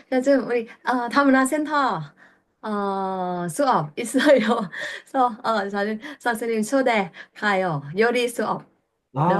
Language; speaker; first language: Korean; non-native, learner; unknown